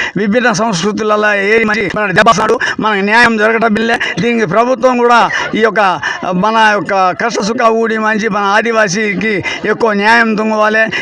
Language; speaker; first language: Telugu; non-native, local second language; Koya